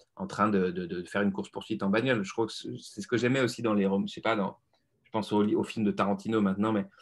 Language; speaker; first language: French; native; French